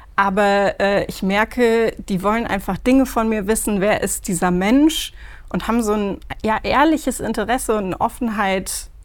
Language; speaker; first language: German; native; German